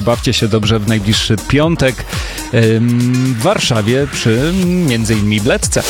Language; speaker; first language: Polish; native; Polish